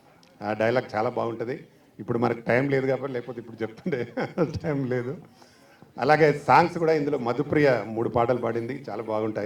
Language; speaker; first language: Telugu; native; Telugu